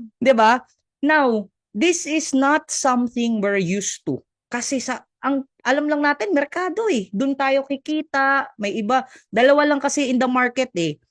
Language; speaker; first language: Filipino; non-native, local second language; Cebuano